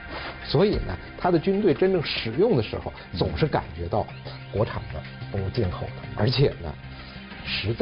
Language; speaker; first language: Chinese; native; Chinese